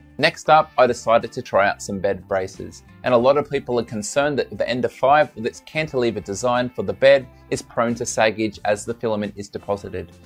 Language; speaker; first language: English; native; English